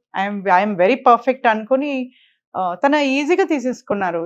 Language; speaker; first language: Telugu; native; Telugu